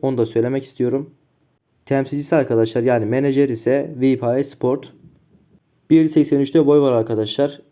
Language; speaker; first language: Turkish; native; Turkish